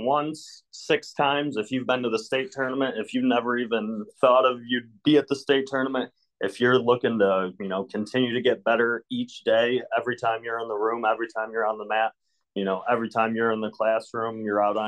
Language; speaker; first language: English; native; English